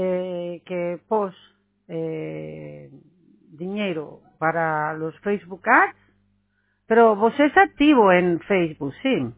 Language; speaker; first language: Portuguese; non-native, learner; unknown